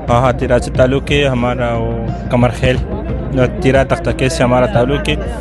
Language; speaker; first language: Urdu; non-native, local second language; Pashto